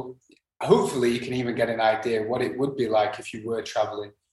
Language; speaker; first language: English; native; English